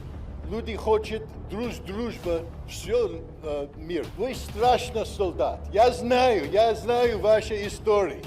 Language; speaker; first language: Russian; non-native, learner; English